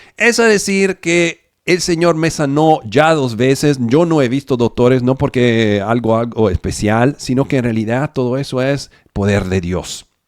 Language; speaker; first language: Spanish; non-native, fluent; Italian